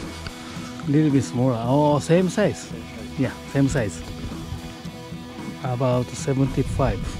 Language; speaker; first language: English; non-native, learner; Japanese